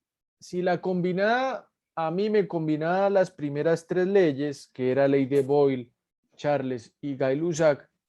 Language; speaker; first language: Spanish; native; Spanish